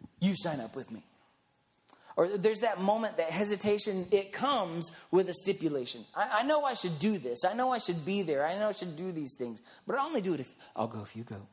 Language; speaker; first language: English; native; English